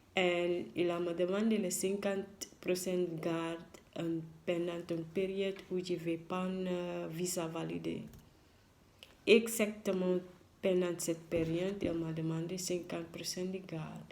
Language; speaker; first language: French; non-native, learner; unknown